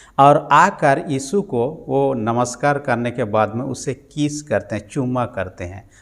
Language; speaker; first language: Hindi; non-native, local second language; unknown